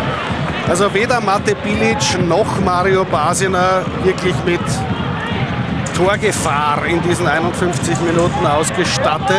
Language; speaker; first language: German; native; German